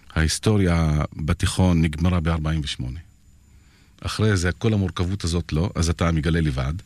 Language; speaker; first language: Hebrew; non-native, local second language; Arabic